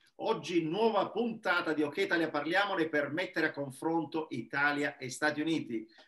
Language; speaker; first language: Italian; native; Italian